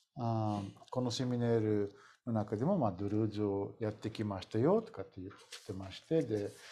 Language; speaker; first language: Japanese; non-native, fluent; Bulgarian